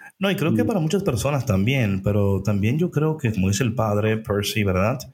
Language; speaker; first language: Spanish; early bilingual, heritage; Spanish